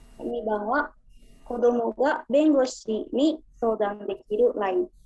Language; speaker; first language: Japanese; non-native, learner; Indonesian